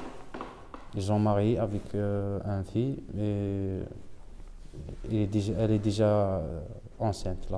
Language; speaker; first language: French; non-native, local second language; Arabic